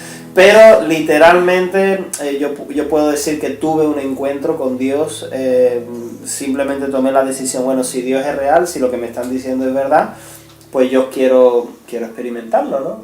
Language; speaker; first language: Spanish; native; Spanish